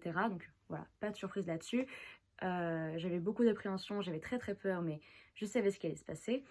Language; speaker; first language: French; native; French